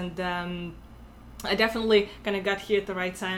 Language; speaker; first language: English; non-native, fluent; Russian